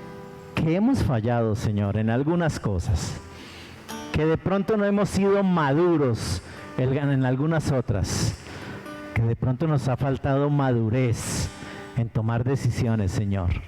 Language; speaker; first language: Spanish; native; Spanish